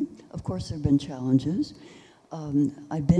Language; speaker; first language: English; native; English